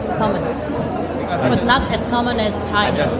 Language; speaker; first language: English; non-native, fluent; Korean